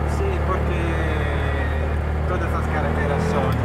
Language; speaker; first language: Spanish; non-native, learner; English